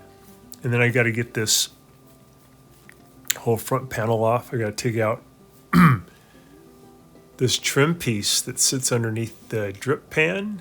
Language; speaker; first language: English; native; English